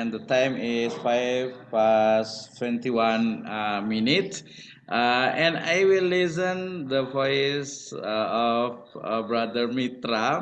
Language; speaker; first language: English; non-native, learner; Indonesian